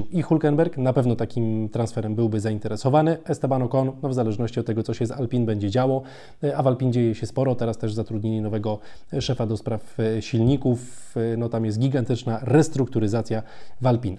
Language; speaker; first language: Polish; native; Polish